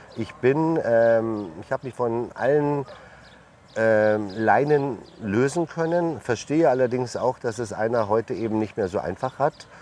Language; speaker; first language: German; early bilingual, other home language; Turkish